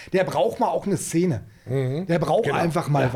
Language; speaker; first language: German; native; German